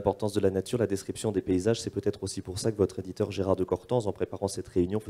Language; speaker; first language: French; native; French